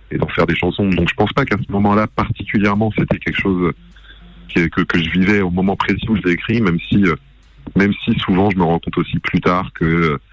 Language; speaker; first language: French; early bilingual, other home language; Arabic